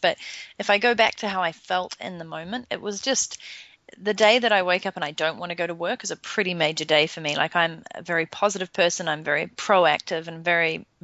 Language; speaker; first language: English; native; English